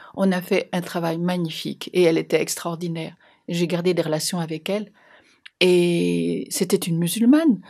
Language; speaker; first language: French; native; French